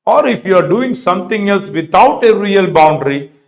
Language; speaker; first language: English; non-native, local second language; Malayalam